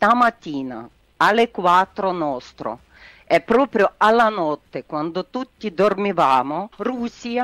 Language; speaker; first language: Italian; non-native, learner; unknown